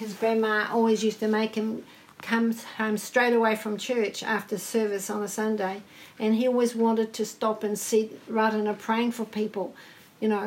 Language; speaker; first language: English; native; English